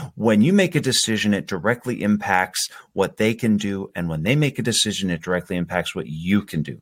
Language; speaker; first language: English; native; English